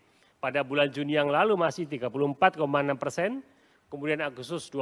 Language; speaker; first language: Indonesian; native; Indonesian